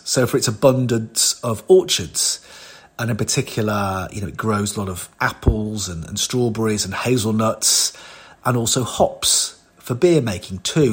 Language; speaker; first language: English; native; English